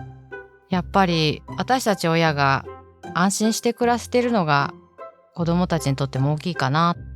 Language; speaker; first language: Japanese; native; Japanese